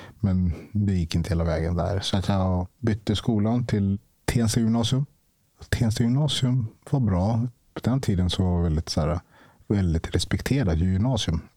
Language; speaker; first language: Swedish; early bilingual, other home language; Ganda